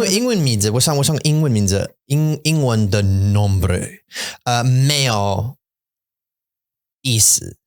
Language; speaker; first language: Chinese; non-native, learner; English